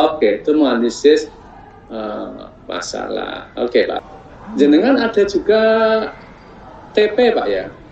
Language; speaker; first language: Indonesian; non-native, local second language; Javanese